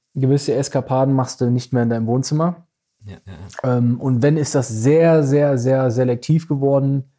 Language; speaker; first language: German; native; German